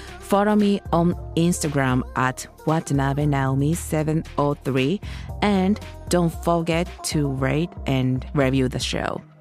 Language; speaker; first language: English; non-native, learner; Japanese